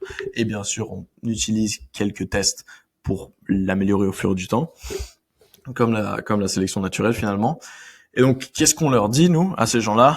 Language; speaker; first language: French; native; French